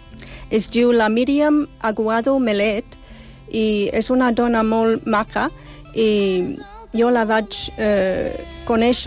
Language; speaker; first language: Catalan; non-native, fluent; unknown